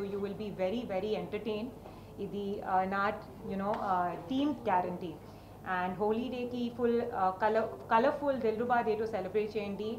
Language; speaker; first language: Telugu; non-native, learner; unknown